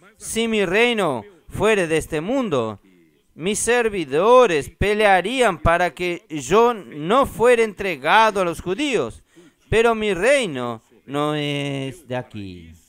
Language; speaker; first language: Spanish; non-native, fluent; Portuguese